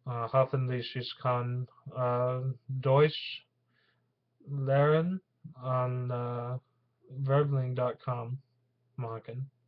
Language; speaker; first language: German; non-native, learner; English